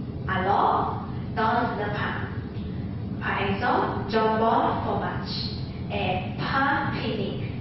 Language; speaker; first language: French; non-native, learner; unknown